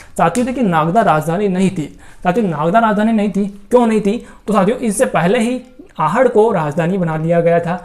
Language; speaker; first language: Hindi; native; Hindi